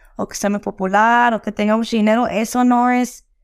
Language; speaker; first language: Spanish; early bilingual, heritage; Spanish